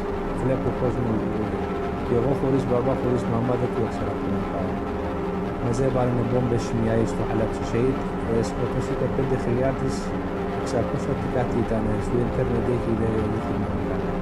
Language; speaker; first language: Greek; non-native, learner; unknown